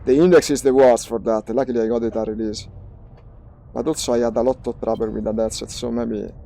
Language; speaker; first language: English; non-native, fluent; Italian